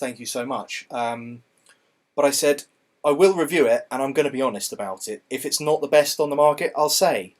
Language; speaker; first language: English; native; English